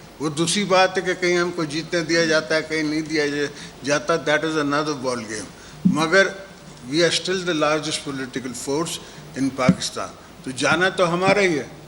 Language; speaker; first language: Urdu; non-native, local second language; Sindhi